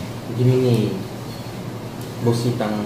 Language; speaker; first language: Korean; non-native, learner; Filipino